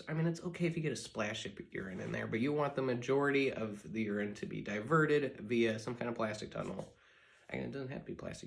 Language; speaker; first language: English; native; English